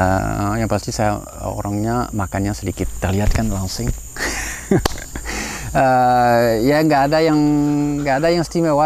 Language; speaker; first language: Indonesian; non-native, fluent; French